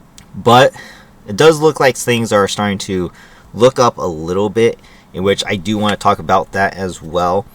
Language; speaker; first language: English; native; English